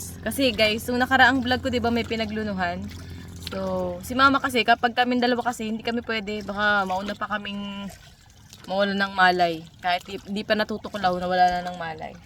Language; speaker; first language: Filipino; native; Filipino